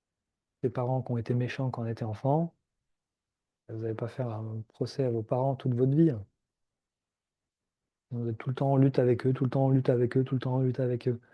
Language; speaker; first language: French; native; French